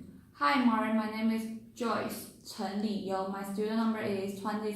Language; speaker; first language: English; non-native, learner; Chinese